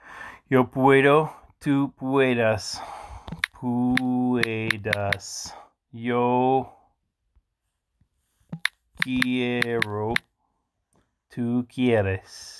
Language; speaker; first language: Spanish; non-native, learner; English